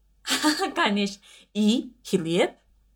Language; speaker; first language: Russian; non-native, learner; English